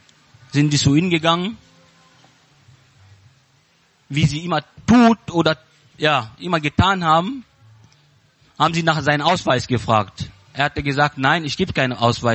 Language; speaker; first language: German; non-native, learner; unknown